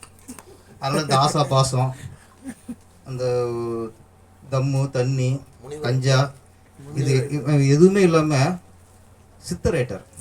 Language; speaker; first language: Tamil; native; Tamil